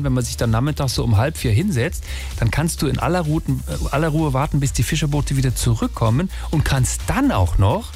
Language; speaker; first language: German; native; German